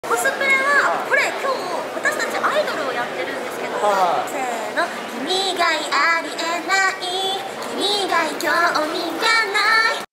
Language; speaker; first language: Japanese; native; Japanese